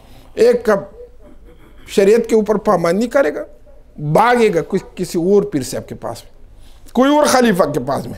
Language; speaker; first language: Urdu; non-native, local second language; Pashto